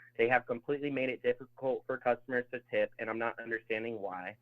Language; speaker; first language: English; native; English